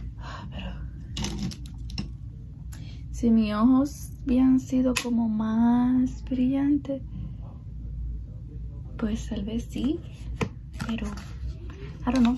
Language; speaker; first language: Spanish; early bilingual, heritage; Spanish